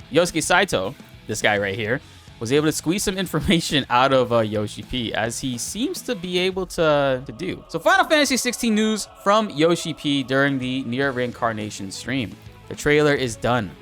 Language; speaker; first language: English; native; English